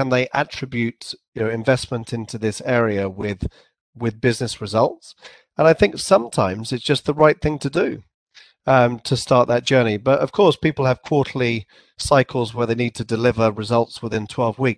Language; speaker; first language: English; native; English